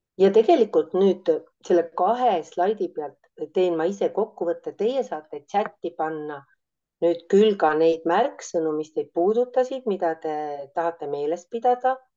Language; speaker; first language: Estonian; native; Estonian